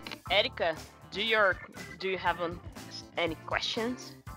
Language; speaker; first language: English; non-native, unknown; Portuguese